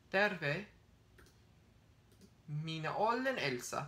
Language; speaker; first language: Finnish; non-native, learner; English